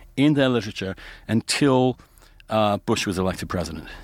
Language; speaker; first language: English; native; English